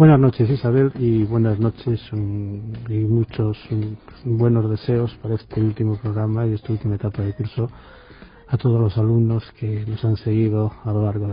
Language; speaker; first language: Spanish; native; Spanish